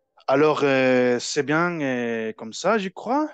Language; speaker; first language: French; non-native, learner; Spanish